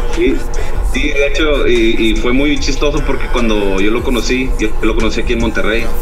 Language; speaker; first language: Spanish; native; Spanish